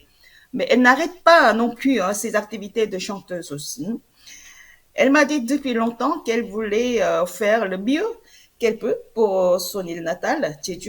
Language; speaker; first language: French; non-native, fluent; Korean